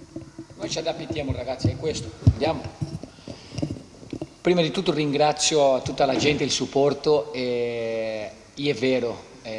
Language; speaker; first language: Italian; non-native, fluent; Portuguese